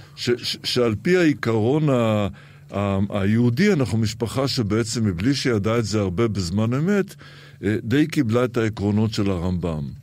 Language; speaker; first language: Hebrew; early bilingual, other home language; Arabic